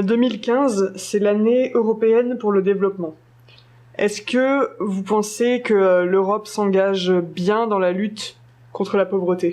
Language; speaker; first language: French; native; French